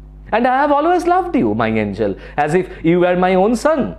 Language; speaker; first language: English; non-native, local second language; Bangla